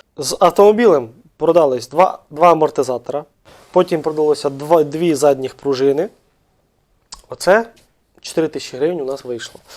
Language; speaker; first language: Ukrainian; native; Ukrainian